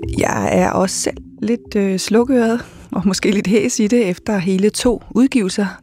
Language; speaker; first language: Danish; native; Danish